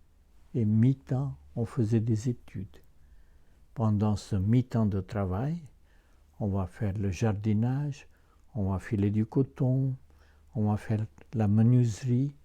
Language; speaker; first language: French; non-native, fluent; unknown